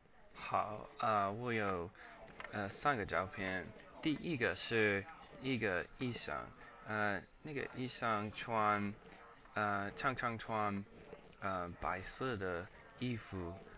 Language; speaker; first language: Chinese; non-native, learner; English